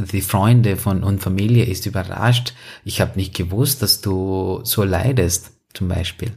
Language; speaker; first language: German; non-native, fluent; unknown